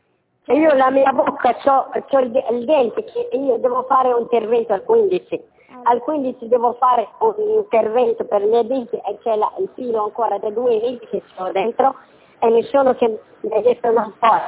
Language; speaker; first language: Italian; non-native, learner; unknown